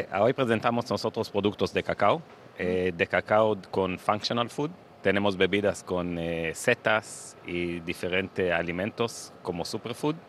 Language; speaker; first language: Spanish; non-native, learner; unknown